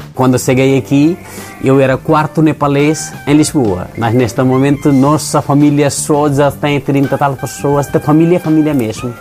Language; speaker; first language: Portuguese; non-native, learner; Nepali